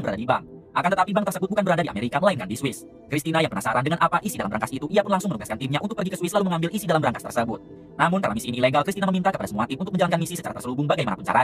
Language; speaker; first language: Indonesian; native; Indonesian